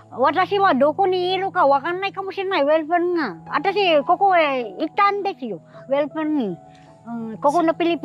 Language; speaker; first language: Japanese; non-native, learner; Filipino